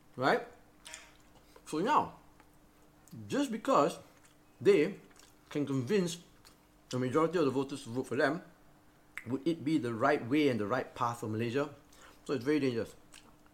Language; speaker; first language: English; non-native, local second language; Malay